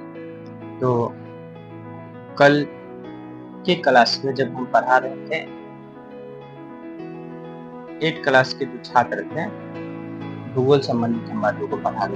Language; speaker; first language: Hindi; native; Hindi